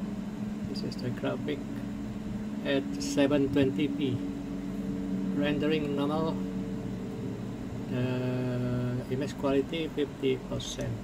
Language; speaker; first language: English; non-native, fluent; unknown